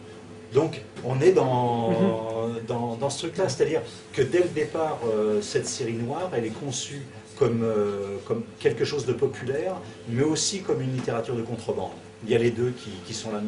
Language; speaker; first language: French; native; French